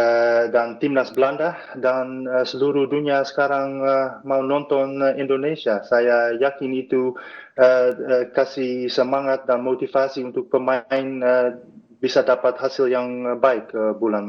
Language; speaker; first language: Indonesian; non-native, fluent; Dutch